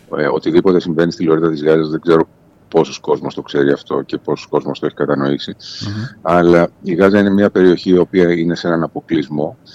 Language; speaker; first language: Greek; native; Greek